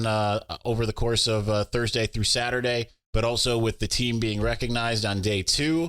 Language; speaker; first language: English; native; English